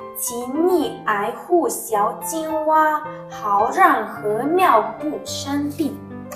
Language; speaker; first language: Chinese; non-native, learner; Ukrainian